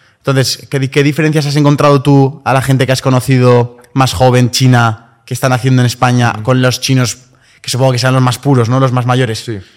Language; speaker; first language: Spanish; native; Spanish